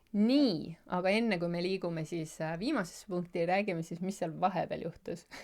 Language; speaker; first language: Estonian; native; Estonian